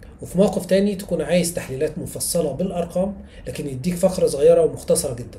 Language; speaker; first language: Arabic; native; Arabic